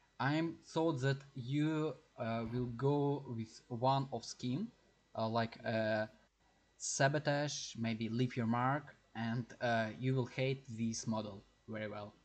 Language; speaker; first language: English; non-native, learner; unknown